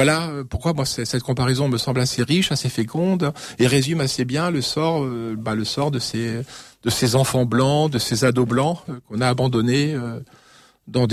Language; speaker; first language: French; native; French